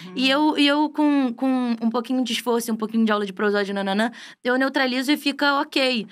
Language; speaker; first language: Portuguese; native; Portuguese